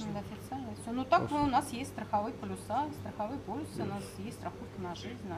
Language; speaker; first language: Russian; native; Russian